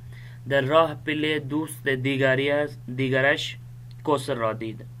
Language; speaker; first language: Persian; non-native, fluent; Urdu